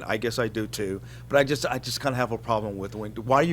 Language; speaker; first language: English; native; English